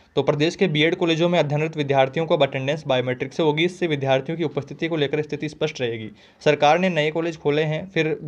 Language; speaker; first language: Hindi; native; Hindi